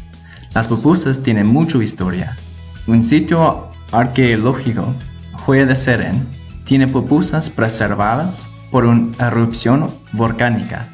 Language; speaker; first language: Spanish; non-native, learner; English